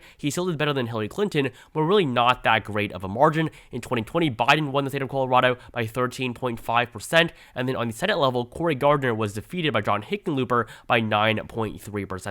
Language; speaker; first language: English; native; English